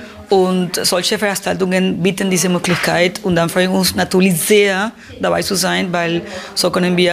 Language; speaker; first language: German; non-native, fluent; Spanish